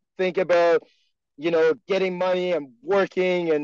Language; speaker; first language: English; non-native, fluent; French